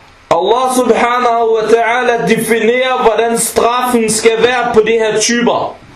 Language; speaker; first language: Danish; non-native, fluent; Arabic